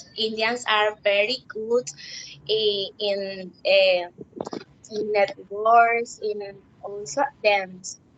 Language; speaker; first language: English; non-native, learner; Spanish